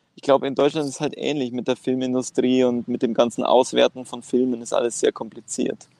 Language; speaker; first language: German; non-native, fluent; Greek